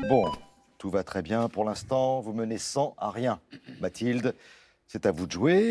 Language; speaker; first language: French; native; French